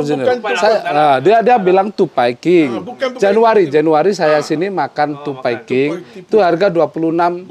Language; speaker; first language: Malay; non-native, local second language; Javanese